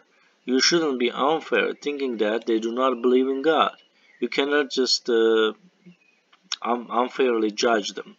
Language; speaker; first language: English; non-native, fluent; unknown